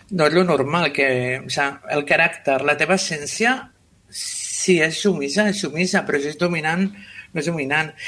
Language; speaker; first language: Catalan; non-native, local second language; Spanish